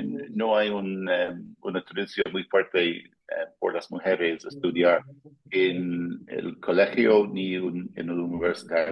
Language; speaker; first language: Spanish; non-native, fluent; English